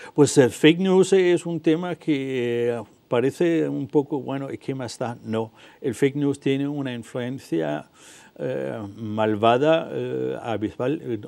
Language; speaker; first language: Spanish; non-native, fluent; Danish